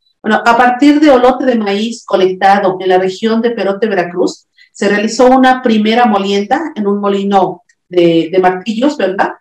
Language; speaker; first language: Spanish; native; Spanish